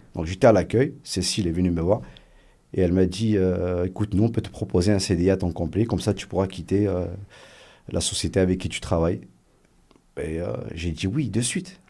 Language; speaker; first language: French; early bilingual, other home language; Arabic